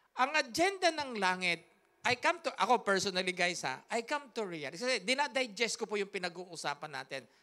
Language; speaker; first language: Filipino; native; Filipino